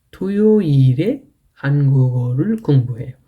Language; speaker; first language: Korean; non-native, learner; Bangla